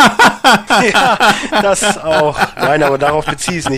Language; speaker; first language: German; native; German